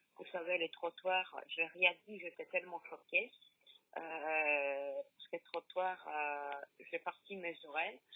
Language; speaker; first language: French; non-native, learner; Polish